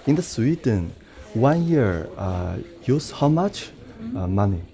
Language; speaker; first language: English; non-native, learner; Chinese